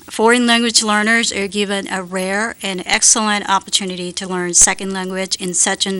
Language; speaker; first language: English; non-native, fluent; Japanese